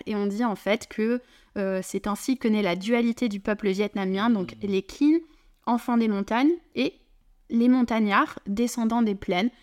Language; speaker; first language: French; native; French